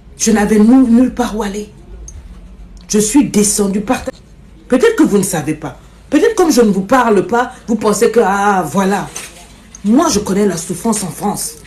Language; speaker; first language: French; non-native, local second language; Lingala